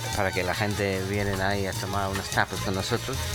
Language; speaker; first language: Spanish; non-native, fluent; English